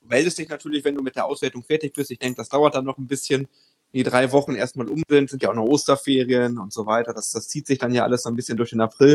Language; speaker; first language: German; native; German